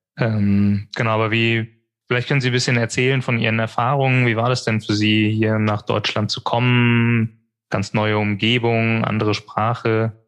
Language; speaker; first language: German; native; German